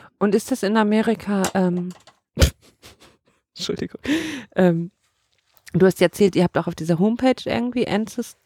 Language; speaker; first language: German; native; German